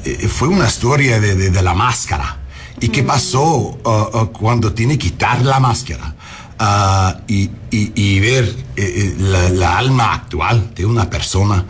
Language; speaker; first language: Spanish; non-native, learner; English